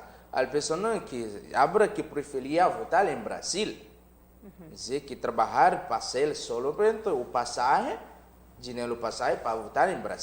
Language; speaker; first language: Spanish; non-native, learner; Haitian Creole